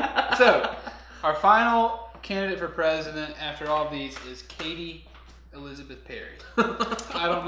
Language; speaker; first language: English; native; English